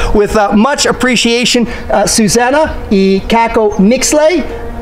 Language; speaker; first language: English; native; English